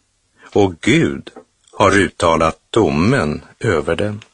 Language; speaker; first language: Swedish; native; Swedish